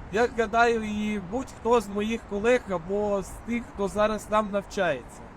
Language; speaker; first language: Ukrainian; non-native, local second language; Russian